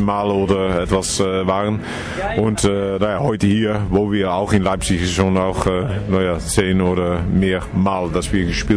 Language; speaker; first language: German; non-native, fluent; Dutch